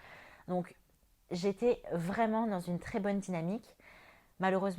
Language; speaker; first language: French; native; French